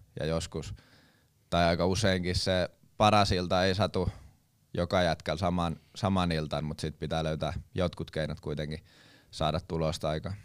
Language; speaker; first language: Finnish; native; Finnish